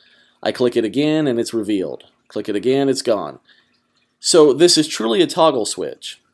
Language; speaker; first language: English; native; English